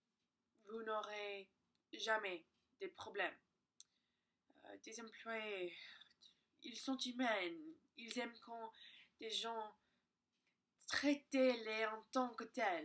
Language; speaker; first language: French; non-native, learner; English